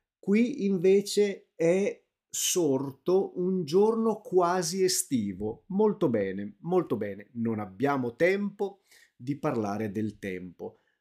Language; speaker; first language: Italian; native; Italian